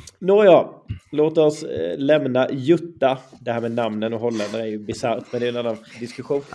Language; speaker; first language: Swedish; native; Swedish